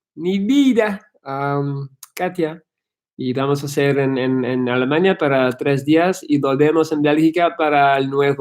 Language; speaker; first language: Spanish; non-native, learner; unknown